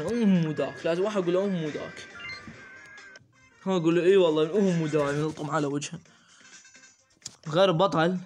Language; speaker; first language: Arabic; native; Arabic